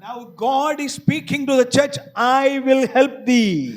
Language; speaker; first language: English; non-native, local second language; Malayalam